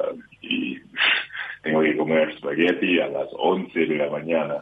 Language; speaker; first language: Spanish; non-native, learner; English